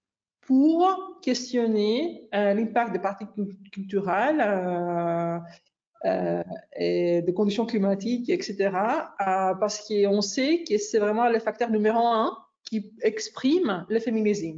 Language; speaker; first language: French; non-native, fluent; Greek